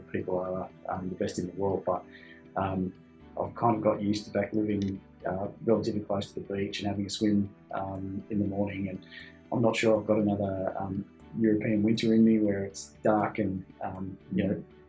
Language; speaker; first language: English; native; English